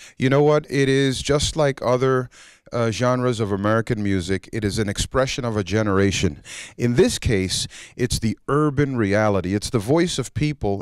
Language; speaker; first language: English; early bilingual, other home language; Spanish